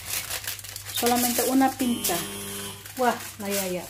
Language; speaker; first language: Spanish; non-native, learner; Indonesian